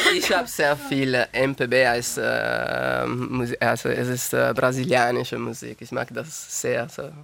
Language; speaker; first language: German; non-native, learner; Italian